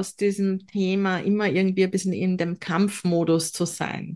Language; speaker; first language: German; native; German